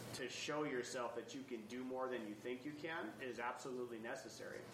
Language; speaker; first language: English; native; English